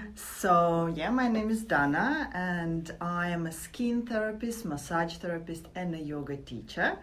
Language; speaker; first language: English; non-native, fluent; Latvian